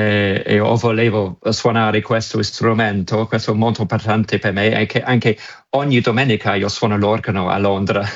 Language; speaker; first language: Italian; non-native, fluent; English